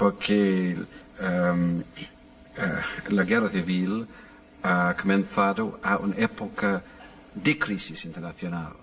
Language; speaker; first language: Spanish; non-native, fluent; English